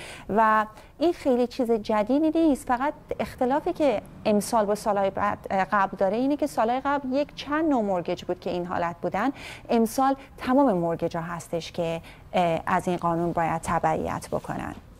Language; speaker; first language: Persian; native; Persian